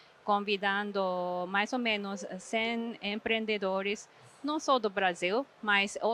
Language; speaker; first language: Portuguese; non-native, fluent; Japanese